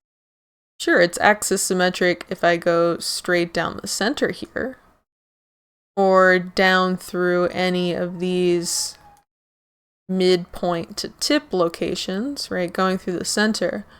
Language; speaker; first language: English; native; English